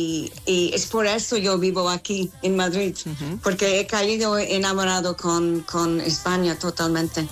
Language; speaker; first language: Spanish; non-native, fluent; English